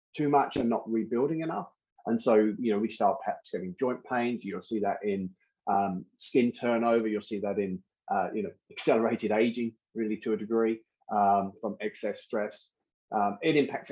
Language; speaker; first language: English; native; English